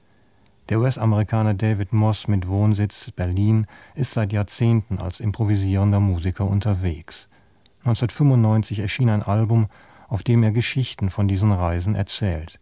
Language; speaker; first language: German; native; German